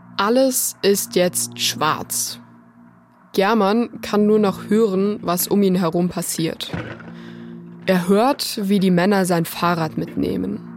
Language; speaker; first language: German; native; German